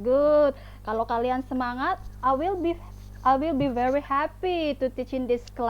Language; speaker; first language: English; non-native, fluent; Indonesian